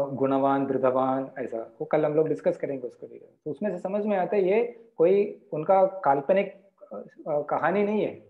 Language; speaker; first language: Hindi; non-native, local second language; Marathi